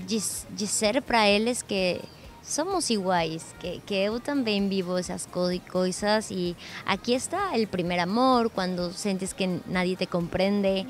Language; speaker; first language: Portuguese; non-native, learner; Spanish